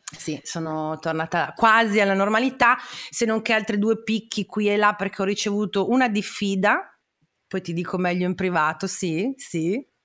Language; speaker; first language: Italian; native; Italian